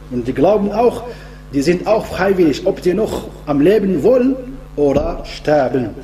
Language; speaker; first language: German; non-native, fluent; Arabic